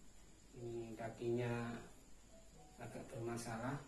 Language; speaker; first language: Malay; non-native, local second language; Javanese